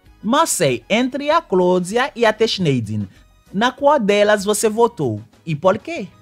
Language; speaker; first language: Portuguese; non-native, local second language; Haitian Creole